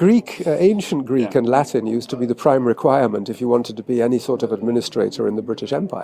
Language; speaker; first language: English; native; English